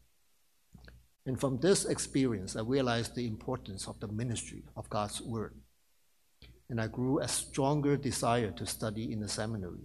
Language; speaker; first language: English; non-native, local second language; Cantonese